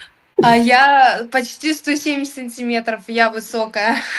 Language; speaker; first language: Russian; native; Russian